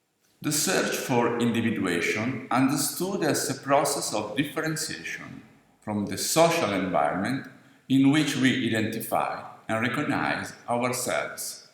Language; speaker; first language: English; non-native, fluent; Italian